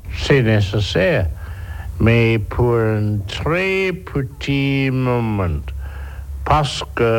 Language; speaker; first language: French; non-native, learner; English